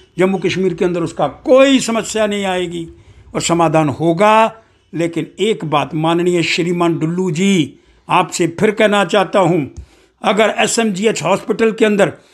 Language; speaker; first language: Hindi; non-native, local second language; Dogri